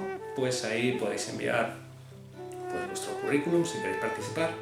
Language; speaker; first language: Spanish; native; Spanish